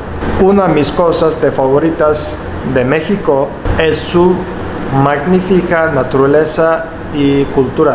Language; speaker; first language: Spanish; non-native, learner; Turkish